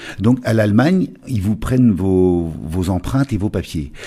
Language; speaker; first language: French; native; French